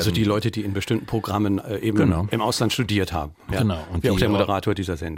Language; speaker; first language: German; native; German